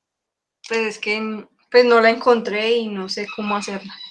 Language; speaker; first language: Spanish; native; Spanish